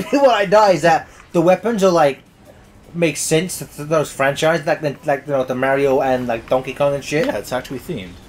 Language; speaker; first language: English; native; English